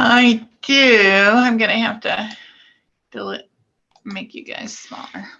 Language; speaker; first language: English; native; English